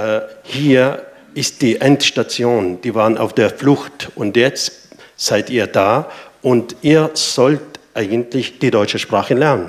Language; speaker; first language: German; non-native, fluent; Arabic